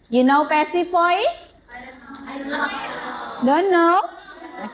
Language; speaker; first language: English; non-native, learner; Indonesian